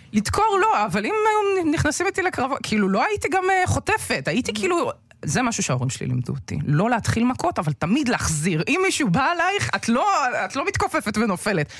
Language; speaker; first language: Hebrew; early bilingual, other home language; Russian